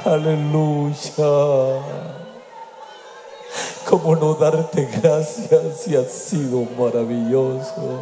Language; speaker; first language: Spanish; native; Spanish